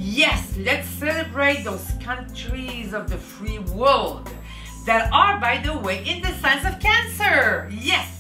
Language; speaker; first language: English; native; English